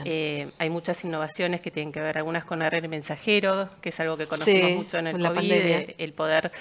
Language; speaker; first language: Spanish; native; Spanish